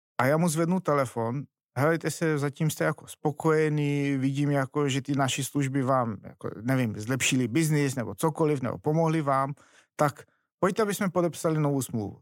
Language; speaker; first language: Czech; non-native, fluent; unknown